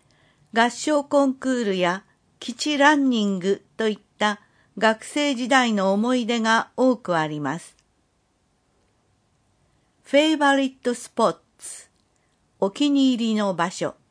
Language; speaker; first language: Japanese; native; Japanese